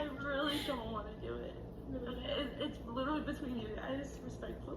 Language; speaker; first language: English; native; English